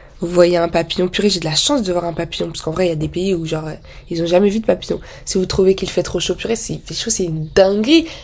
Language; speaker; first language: French; native; French